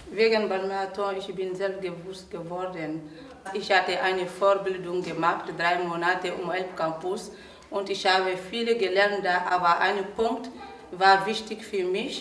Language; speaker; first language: German; non-native, learner; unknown